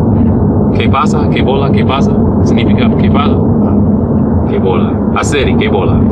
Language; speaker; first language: Spanish; non-native, learner; English